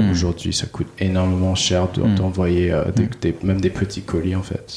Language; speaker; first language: French; non-native, fluent; Cantonese